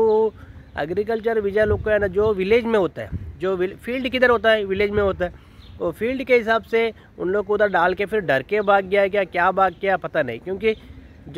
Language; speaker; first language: Hindi; non-native, local second language; Telugu